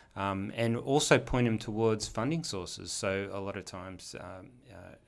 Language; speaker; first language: English; native; English